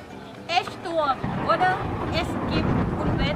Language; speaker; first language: German; non-native, learner; Thai